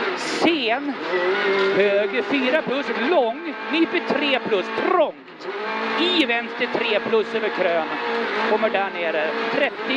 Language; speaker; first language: Swedish; native; Swedish